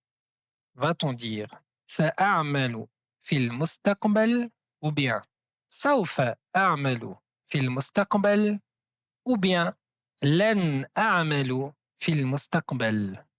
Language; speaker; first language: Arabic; non-native, fluent; French